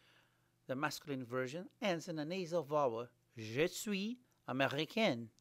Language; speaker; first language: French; non-native, fluent; English